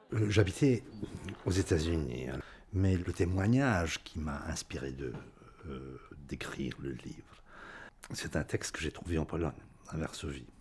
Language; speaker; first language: French; non-native, fluent; Polish